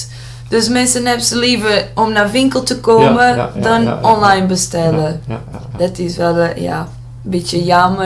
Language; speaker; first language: Dutch; non-native, learner; Portuguese